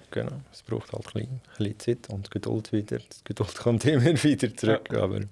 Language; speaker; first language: German; non-native, fluent; Dutch